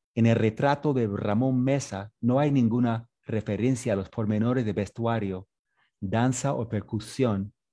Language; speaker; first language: Spanish; non-native, fluent; English